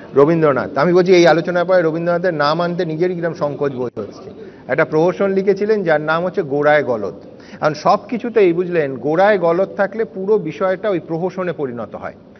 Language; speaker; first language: Bangla; native; Bangla